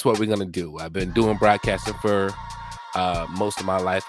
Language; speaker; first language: English; native; English